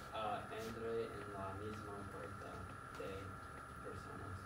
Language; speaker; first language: Spanish; non-native, learner; English